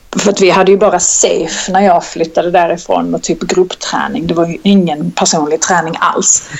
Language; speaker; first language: Swedish; early bilingual, other home language; Serbian